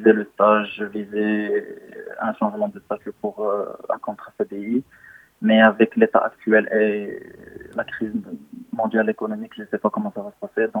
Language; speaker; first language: French; non-native, local second language; Arabic